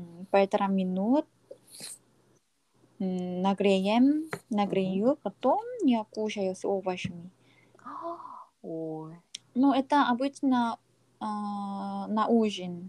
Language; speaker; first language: Russian; non-native, learner; Korean